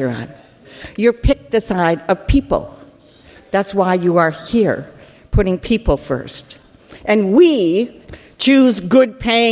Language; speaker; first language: English; native; English